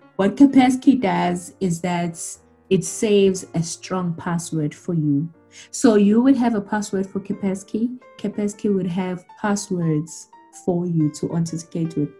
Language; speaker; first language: English; non-native, local second language; Zulu